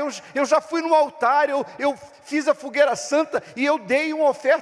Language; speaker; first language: Portuguese; native; Portuguese